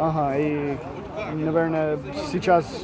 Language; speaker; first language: Russian; non-native, learner; English